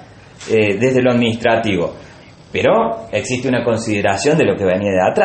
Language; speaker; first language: Spanish; native; Spanish